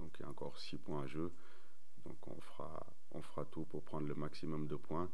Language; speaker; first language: French; native; French